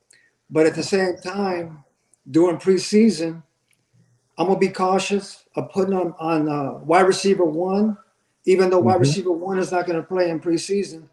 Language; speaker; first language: English; native; English